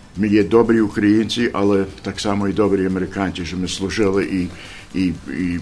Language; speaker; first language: Ukrainian; early bilingual, heritage; Ukrainian